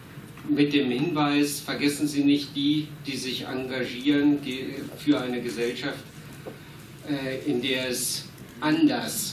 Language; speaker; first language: German; native; German